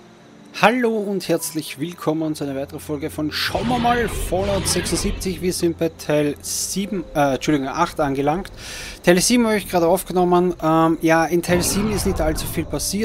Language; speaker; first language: German; native; German